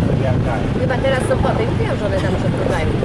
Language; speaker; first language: Polish; native; Polish